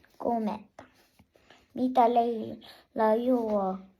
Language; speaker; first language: Finnish; non-native, learner; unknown